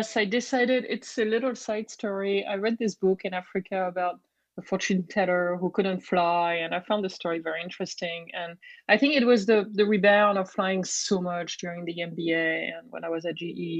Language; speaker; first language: English; non-native, fluent; French